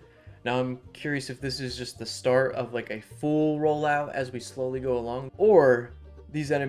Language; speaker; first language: English; native; English